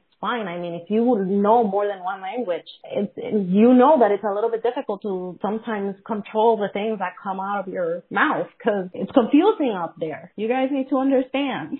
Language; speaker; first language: English; non-native, fluent; Spanish